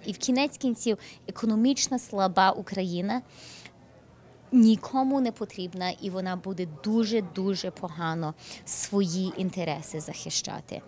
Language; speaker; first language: Ukrainian; early bilingual, heritage; Ukrainian